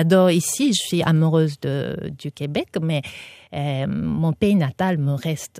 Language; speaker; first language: French; non-native, fluent; Japanese